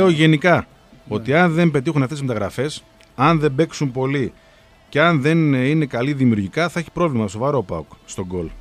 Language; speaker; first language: Greek; native; Greek